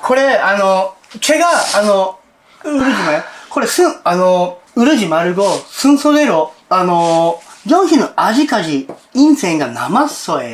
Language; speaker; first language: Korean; non-native, learner; Japanese